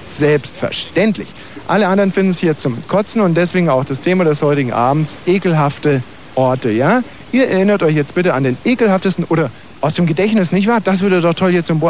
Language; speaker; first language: German; native; German